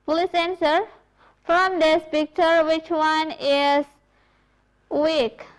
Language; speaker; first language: English; non-native, fluent; Indonesian